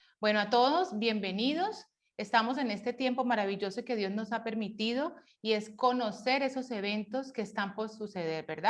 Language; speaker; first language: Spanish; native; Spanish